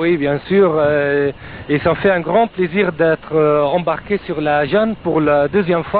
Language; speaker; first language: French; non-native, fluent; Arabic